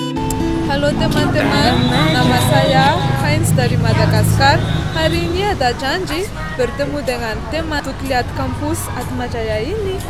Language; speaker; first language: Indonesian; non-native, learner; Malagasy